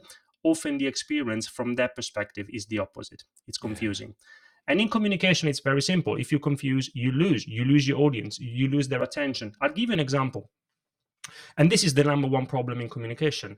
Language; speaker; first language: English; non-native, fluent; Italian